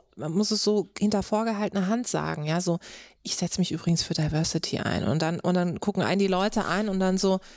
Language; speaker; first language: German; native; German